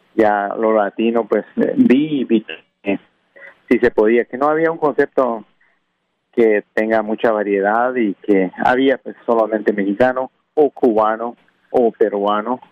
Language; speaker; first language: Spanish; non-native, local second language; Kʼicheʼ